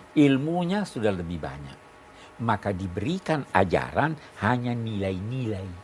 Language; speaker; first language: Indonesian; non-native, local second language; Buginese